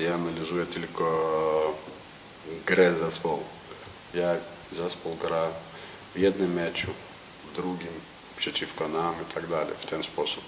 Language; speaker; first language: Polish; non-native, learner; Lithuanian